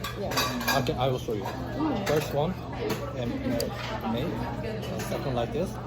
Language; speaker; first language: English; non-native, learner; Korean